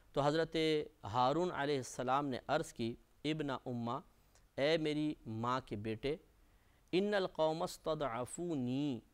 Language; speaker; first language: Urdu; native; Urdu